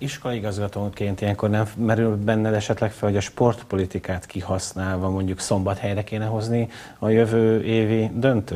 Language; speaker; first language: Hungarian; native; Hungarian